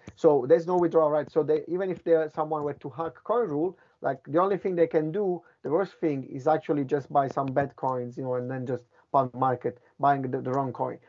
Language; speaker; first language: English; non-native, fluent; Italian